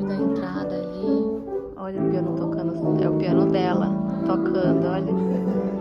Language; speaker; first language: Portuguese; native; Portuguese